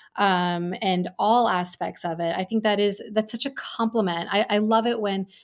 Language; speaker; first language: English; early bilingual, other home language; Gujarati